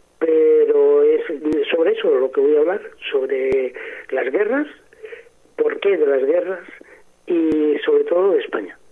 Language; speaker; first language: Spanish; native; Spanish